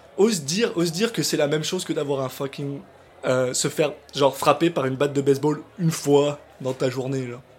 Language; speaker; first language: French; native; French